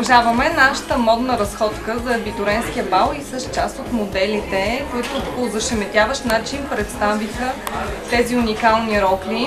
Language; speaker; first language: Bulgarian; native; Bulgarian